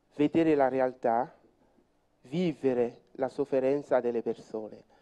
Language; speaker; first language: Italian; non-native, fluent; French